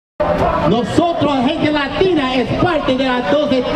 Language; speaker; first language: Spanish; non-native, learner; English